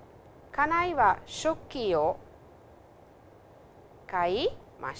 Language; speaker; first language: Japanese; non-native, fluent; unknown